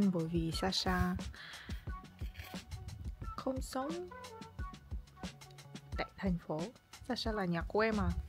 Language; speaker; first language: Vietnamese; non-native, learner; Russian